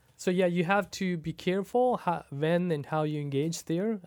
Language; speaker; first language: English; non-native, local second language; Punjabi